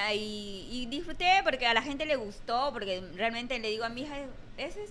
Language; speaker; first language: Spanish; native; Spanish